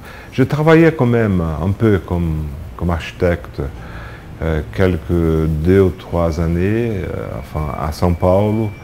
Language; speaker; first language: French; non-native, fluent; Portuguese